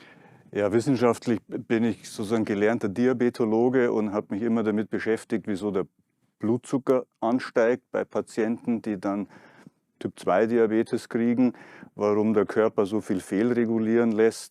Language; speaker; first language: German; native; German